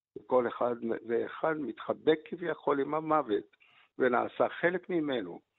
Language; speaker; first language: Hebrew; early bilingual, other home language; Arabic